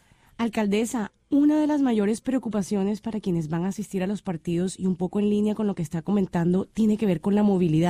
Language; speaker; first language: Spanish; native; Spanish